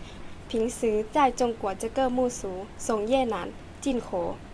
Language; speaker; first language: Chinese; non-native, learner; Lao